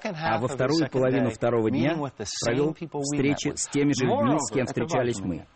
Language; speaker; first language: Russian; non-native, fluent; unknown